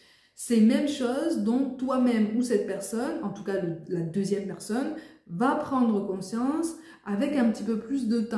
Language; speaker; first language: French; native; French